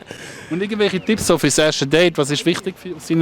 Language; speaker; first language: German; native; German